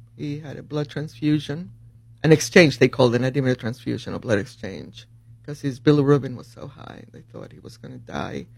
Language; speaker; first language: English; early bilingual, other home language; Spanish